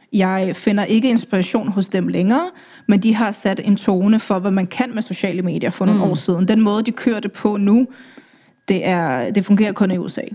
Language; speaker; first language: Danish; early bilingual, other home language; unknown